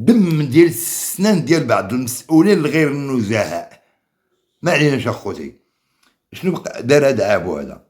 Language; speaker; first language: Arabic; native; Arabic